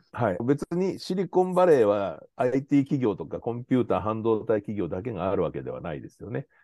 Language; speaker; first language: Japanese; native; Japanese